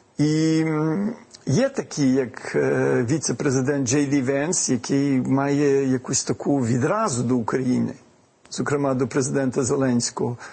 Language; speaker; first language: Ukrainian; early bilingual, heritage; Ukrainian